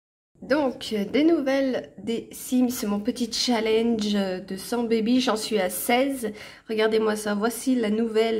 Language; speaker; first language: French; native; French